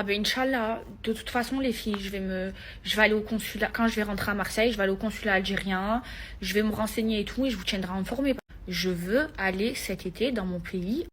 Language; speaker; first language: French; native; French